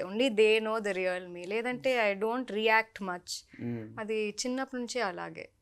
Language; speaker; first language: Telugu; non-native, local second language; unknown